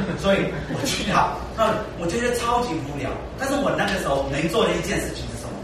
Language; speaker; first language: Chinese; early bilingual, heritage; Chinese